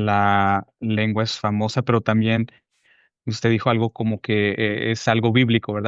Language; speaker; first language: Spanish; non-native, fluent; English